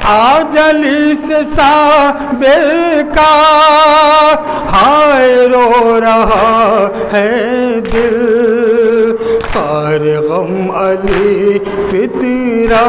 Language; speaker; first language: Urdu; native; Urdu